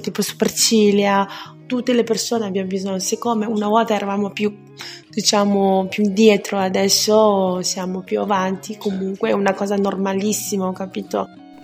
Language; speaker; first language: Italian; non-native, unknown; Chinese